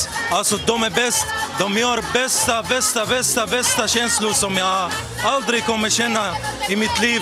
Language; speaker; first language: Swedish; non-native, fluent; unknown